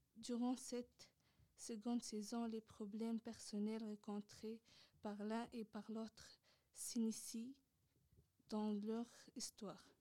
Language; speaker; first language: French; non-native, local second language; Arabic